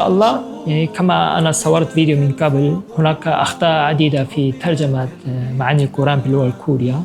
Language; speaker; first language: Arabic; non-native, fluent; Korean